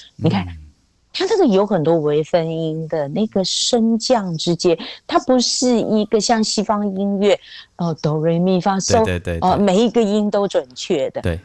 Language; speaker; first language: Chinese; non-native, local second language; Hakka Chinese